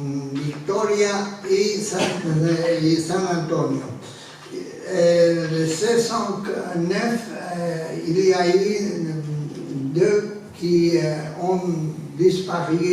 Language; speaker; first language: French; non-native, fluent; Spanish